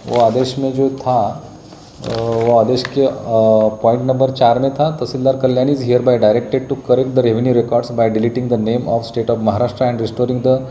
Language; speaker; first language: Hindi; non-native, local second language; Marathi